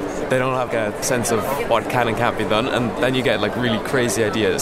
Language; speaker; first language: English; native; English